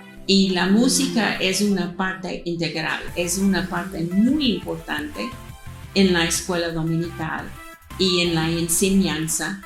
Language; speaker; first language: Spanish; non-native, fluent; English